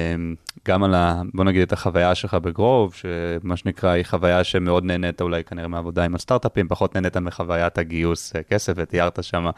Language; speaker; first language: Hebrew; native; Hebrew